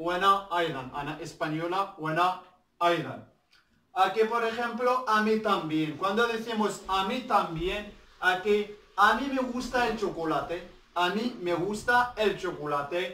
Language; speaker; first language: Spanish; non-native, learner; Arabic